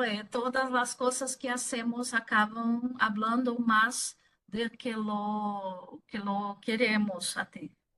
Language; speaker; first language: Spanish; non-native, fluent; Portuguese